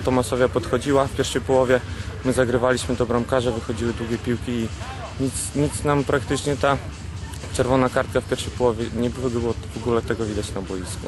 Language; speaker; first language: Polish; native; Polish